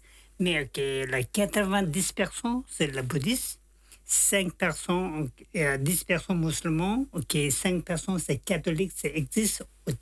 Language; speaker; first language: French; non-native, learner; Tibetan